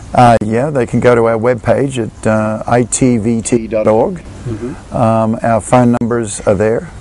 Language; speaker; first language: English; native; English